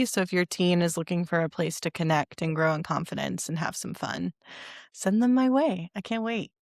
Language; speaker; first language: English; native; English